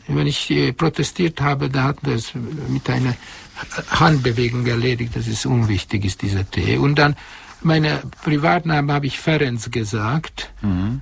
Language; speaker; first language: German; non-native, fluent; Hungarian